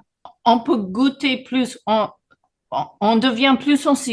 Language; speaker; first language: French; non-native, fluent; English